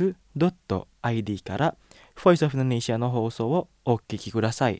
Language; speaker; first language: Japanese; non-native, fluent; Indonesian